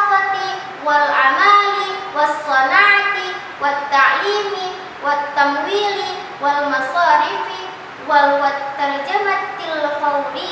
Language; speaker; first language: Arabic; non-native, learner; Indonesian